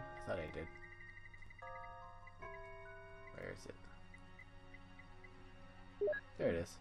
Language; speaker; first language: English; native; English